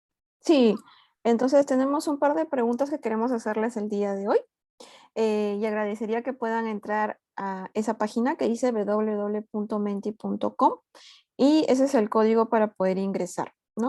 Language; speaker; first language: Spanish; native; Spanish